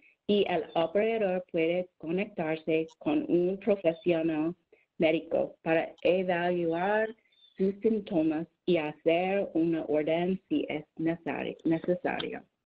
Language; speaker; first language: Spanish; non-native, learner; English